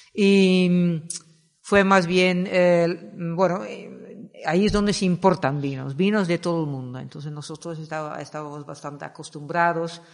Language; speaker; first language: Spanish; non-native, fluent; Dutch